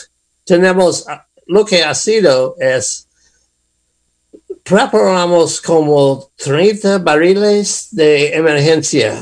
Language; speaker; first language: Spanish; non-native, learner; English